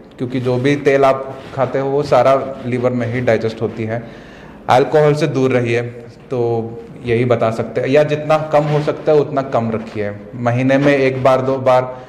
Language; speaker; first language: Hindi; non-native, local second language; Kannada